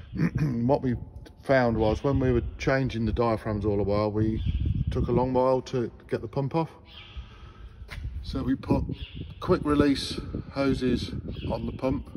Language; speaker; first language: English; native; English